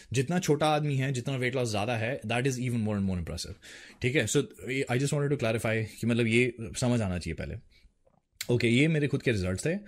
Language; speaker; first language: Hindi; native; Hindi